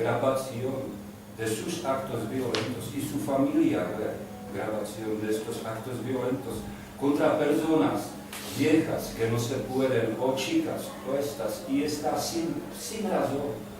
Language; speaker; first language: Spanish; non-native, learner; Czech